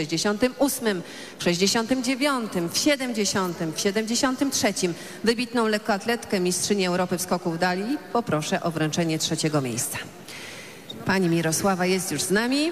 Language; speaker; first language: Polish; native; Polish